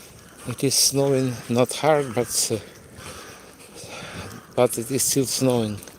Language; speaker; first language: English; non-native, fluent; Russian